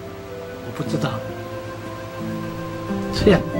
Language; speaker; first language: Chinese; non-native, local second language; Amis